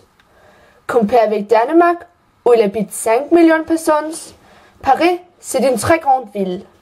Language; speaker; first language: French; non-native, learner; Danish